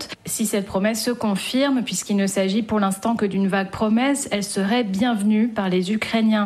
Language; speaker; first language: French; native; French